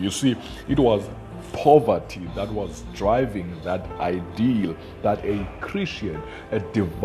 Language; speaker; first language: English; non-native, local second language; Xhosa